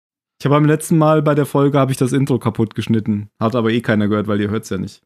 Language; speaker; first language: German; native; German